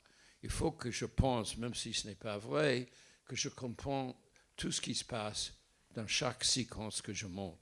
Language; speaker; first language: French; non-native, fluent; English